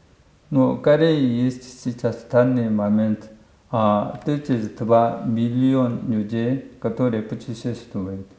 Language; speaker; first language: Russian; non-native, learner; Korean